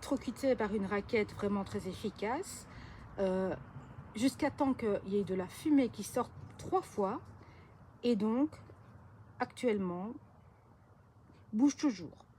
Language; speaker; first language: French; native; French